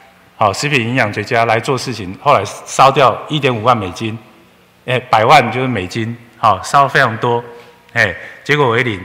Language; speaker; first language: Chinese; native; Chinese